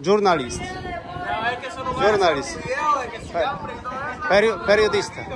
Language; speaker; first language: English; non-native, learner; Polish